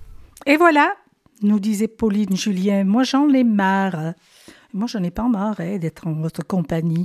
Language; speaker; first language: French; native; French